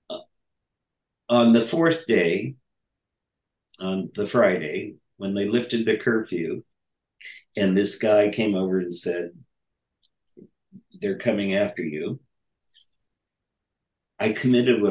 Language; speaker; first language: English; native; English